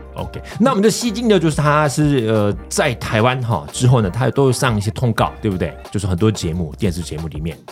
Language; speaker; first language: Chinese; non-native, fluent; Korean